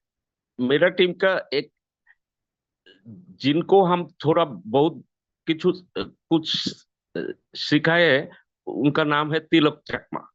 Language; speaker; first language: Hindi; non-native, learner; Bangla